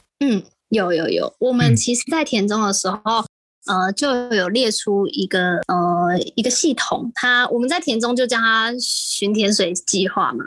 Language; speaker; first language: Chinese; native; Chinese